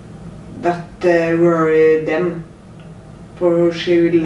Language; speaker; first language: English; non-native, learner; Norwegian